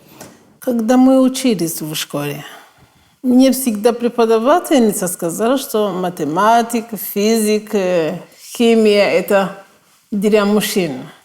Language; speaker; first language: Russian; non-native, fluent; Kinyarwanda